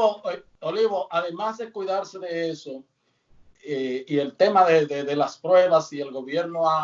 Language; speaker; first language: Spanish; native; Spanish